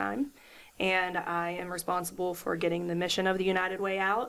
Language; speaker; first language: English; native; English